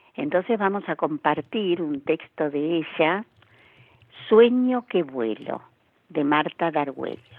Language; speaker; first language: Spanish; native; Spanish